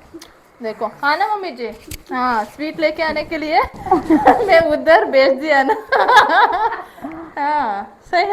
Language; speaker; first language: Hindi; non-native, local second language; Kannada